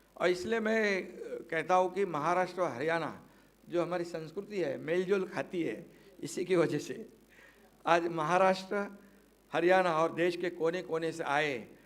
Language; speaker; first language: Hindi; non-native, local second language; Marathi